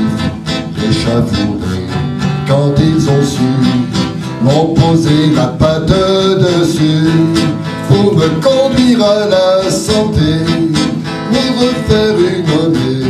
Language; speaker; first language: French; native; French